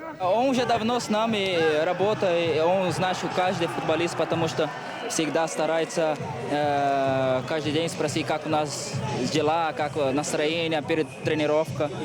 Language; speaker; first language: Russian; non-native, fluent; Portuguese